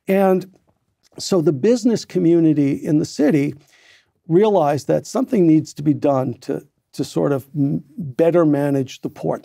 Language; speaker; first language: English; native; English